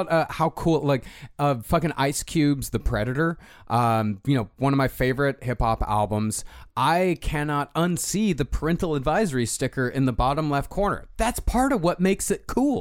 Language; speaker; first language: English; native; English